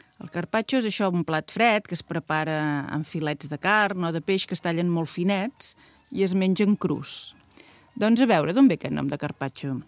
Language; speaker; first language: Catalan; native; Catalan